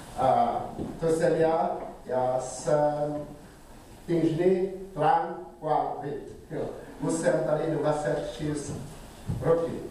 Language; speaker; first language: Czech; non-native, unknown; Vietnamese